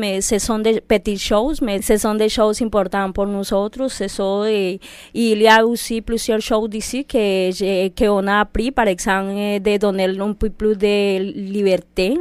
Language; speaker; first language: French; non-native, fluent; Spanish